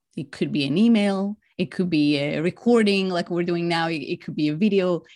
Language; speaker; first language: English; non-native, fluent; Greek